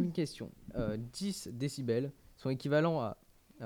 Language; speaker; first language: French; native; French